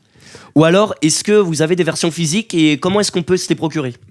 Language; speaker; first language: French; native; French